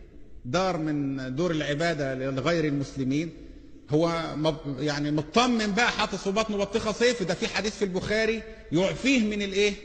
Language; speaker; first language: Arabic; native; Arabic